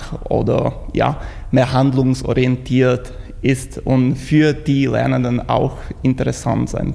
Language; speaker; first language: German; non-native, fluent; Slovak